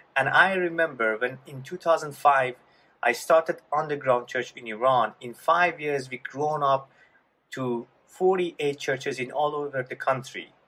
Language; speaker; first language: English; non-native, fluent; Persian